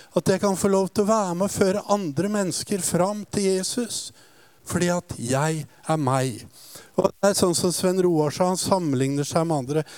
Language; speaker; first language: Norwegian; native; Norwegian